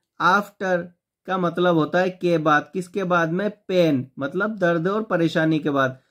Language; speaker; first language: Hindi; native; Hindi